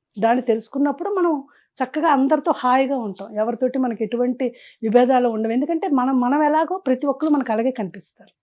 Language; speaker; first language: Telugu; native; Telugu